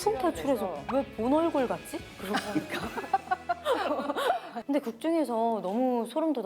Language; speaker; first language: Korean; native; Korean